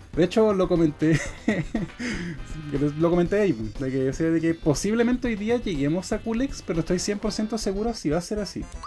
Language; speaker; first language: Spanish; native; Spanish